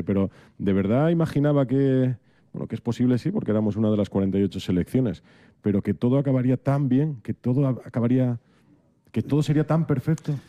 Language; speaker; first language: Spanish; native; Spanish